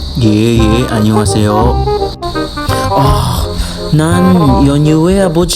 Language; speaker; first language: Korean; non-native, learner; Filipino